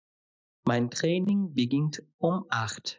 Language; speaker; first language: German; non-native, fluent; Bangla